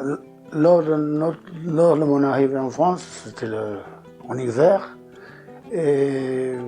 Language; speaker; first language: French; non-native, fluent; Portuguese